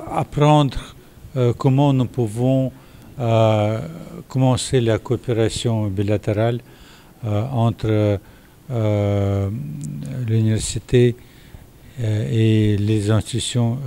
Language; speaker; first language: French; non-native, fluent; Russian